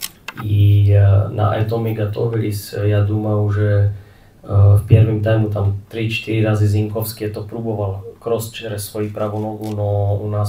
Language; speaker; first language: Russian; non-native, fluent; Czech